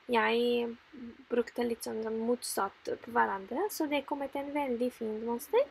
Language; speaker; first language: Norwegian; non-native, fluent; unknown